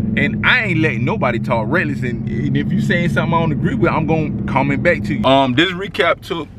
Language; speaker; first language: English; native; English